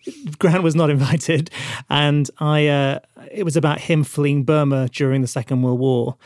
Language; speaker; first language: English; native; English